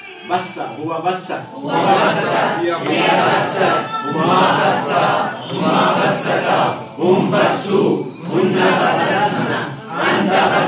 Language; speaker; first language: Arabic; non-native, fluent; Urdu